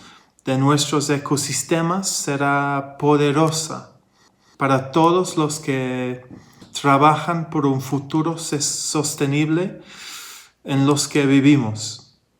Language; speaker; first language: Spanish; non-native, fluent; English